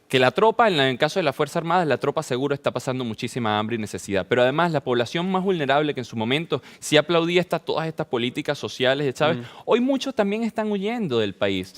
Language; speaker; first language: Spanish; native; Spanish